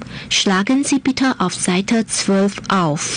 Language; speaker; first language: German; non-native, fluent; Chinese